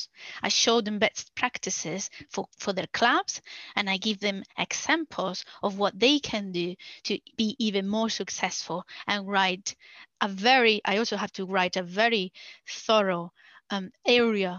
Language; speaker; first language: English; non-native, fluent; Spanish